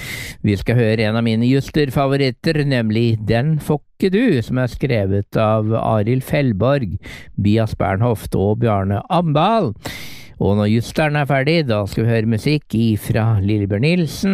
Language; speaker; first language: Norwegian; native; Norwegian